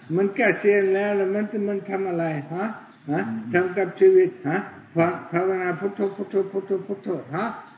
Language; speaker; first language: Thai; non-native, fluent; English